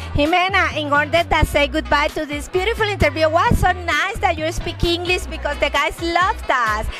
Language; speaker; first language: English; non-native, learner; Spanish